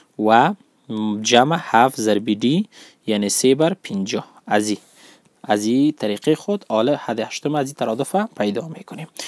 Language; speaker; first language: Persian; non-native, local second language; Pashto